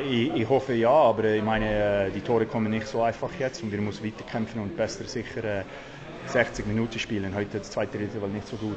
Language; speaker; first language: German; non-native, learner; English